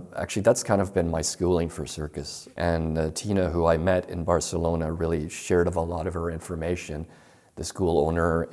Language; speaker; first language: English; native; English